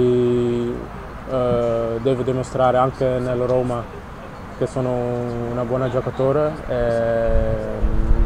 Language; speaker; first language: Italian; non-native, learner; Dutch